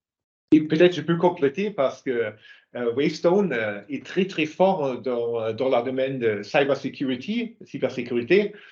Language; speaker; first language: French; non-native, fluent; German